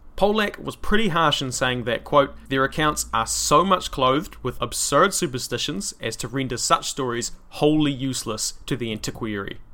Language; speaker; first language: English; native; English